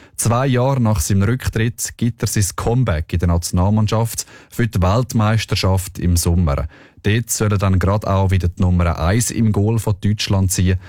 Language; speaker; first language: German; native; German